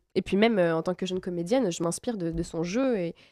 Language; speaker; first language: French; native; French